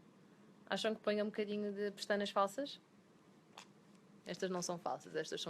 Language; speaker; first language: Portuguese; native; Portuguese